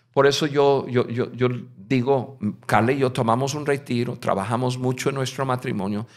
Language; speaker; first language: Spanish; non-native, fluent; English